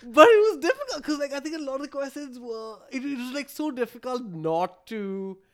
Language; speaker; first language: English; non-native, local second language; Malayalam